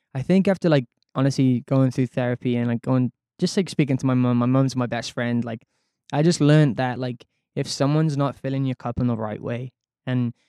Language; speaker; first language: English; native; English